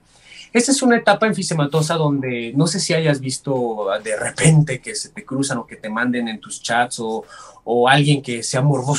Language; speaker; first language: Spanish; native; Spanish